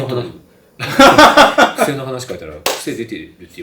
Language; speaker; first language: Japanese; native; Japanese